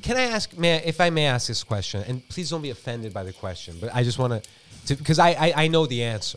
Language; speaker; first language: English; native; English